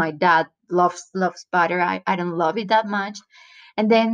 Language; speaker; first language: English; non-native, fluent; Spanish